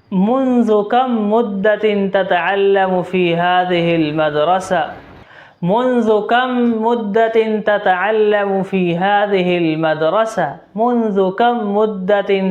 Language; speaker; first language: Arabic; non-native, fluent; Urdu